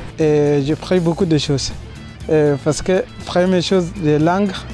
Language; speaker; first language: French; non-native, learner; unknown